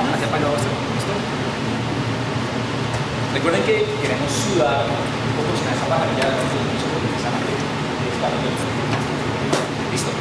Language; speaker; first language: Spanish; native; Spanish